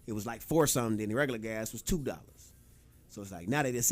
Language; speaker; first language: English; native; English